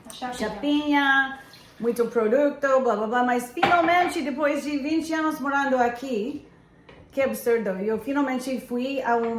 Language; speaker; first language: Portuguese; non-native, fluent; English